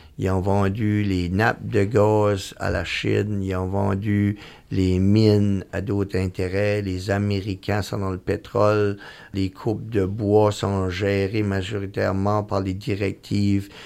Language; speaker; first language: French; native; French